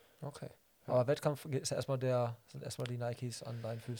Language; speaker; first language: German; native; German